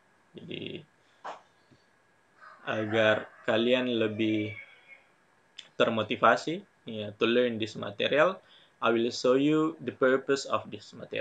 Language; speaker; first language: English; non-native, fluent; Indonesian